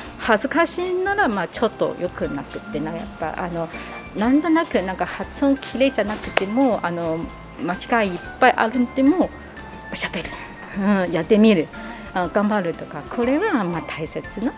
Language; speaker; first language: Japanese; non-native, learner; Chinese